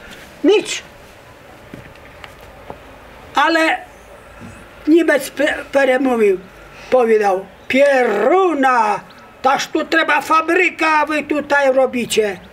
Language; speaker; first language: Polish; non-native, local second language; Rusyn